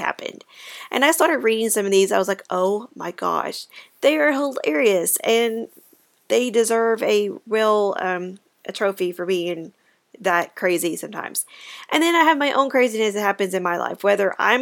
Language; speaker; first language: English; native; English